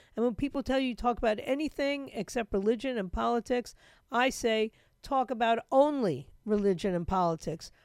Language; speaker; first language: English; native; English